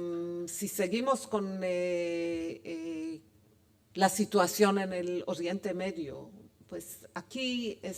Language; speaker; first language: Spanish; non-native, fluent; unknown